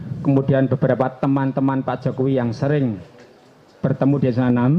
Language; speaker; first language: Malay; non-native, local second language; Javanese